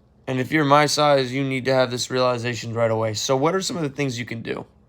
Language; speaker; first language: English; native; English